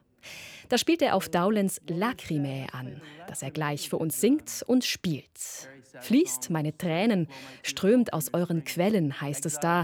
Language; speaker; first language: German; native; German